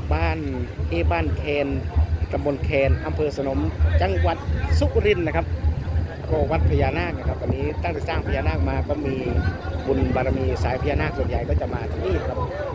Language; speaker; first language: Thai; native; Thai